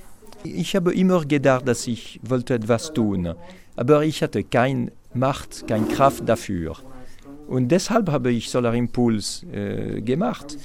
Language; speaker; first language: German; non-native, fluent; French